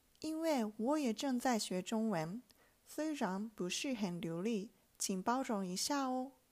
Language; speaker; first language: Chinese; non-native, learner; Japanese